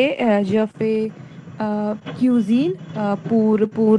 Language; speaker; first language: French; non-native, learner; Hindi